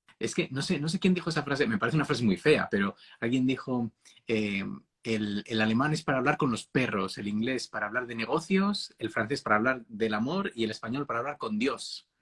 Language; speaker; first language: Spanish; native; Spanish